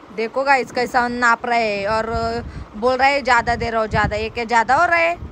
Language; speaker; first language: Hindi; non-native, local second language; Marathi